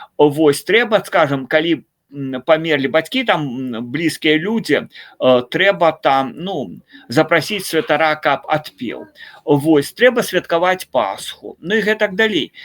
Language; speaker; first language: Belarusian; native; Belarusian